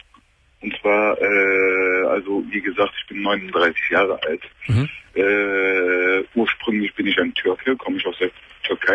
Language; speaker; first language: German; early bilingual, other home language; Turkish